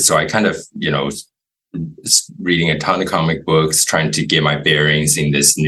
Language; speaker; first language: English; non-native, fluent; Chinese